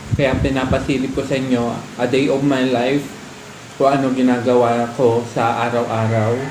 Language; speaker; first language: Filipino; non-native, local second language; Iloko